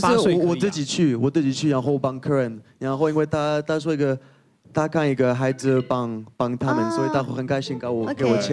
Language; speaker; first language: Chinese; non-native, fluent; French